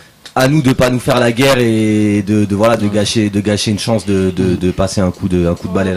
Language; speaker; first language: French; native; French